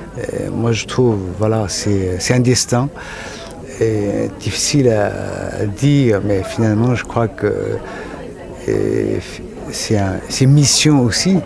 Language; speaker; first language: French; non-native, fluent; Chinese